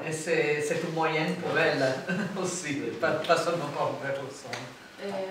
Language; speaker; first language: French; non-native, fluent; Italian